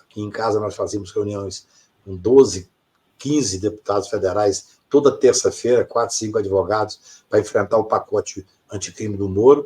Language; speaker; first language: Portuguese; native; Portuguese